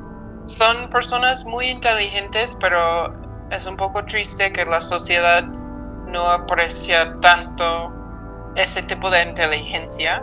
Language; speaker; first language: Spanish; non-native, fluent; English